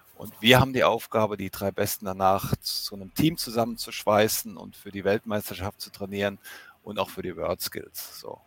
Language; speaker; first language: German; native; German